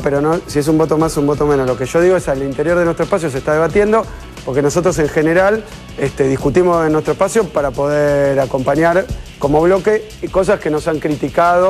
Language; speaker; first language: Spanish; native; Spanish